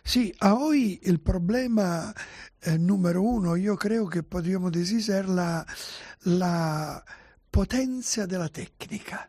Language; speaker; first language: Spanish; non-native, fluent; Italian